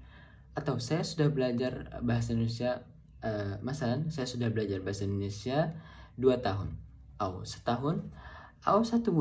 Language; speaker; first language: Indonesian; non-native, fluent; Arabic